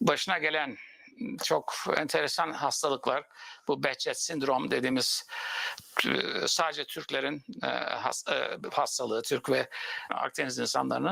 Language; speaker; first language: Turkish; native; Turkish